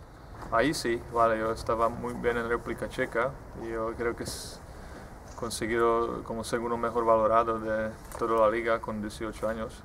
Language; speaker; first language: Spanish; non-native, fluent; Czech